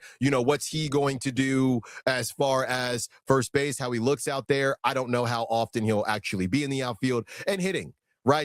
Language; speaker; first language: English; native; English